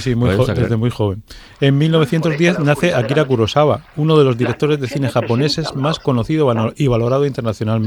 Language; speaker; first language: Spanish; native; Spanish